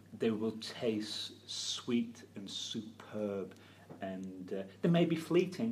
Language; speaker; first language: English; native; English